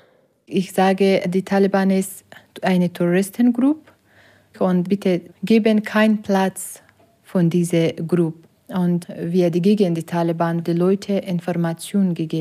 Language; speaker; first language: German; non-native, learner; Persian